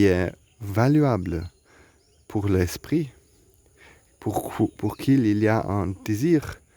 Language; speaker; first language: French; non-native, learner; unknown